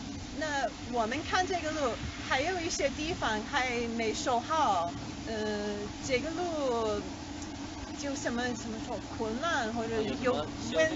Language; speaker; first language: Chinese; non-native, learner; English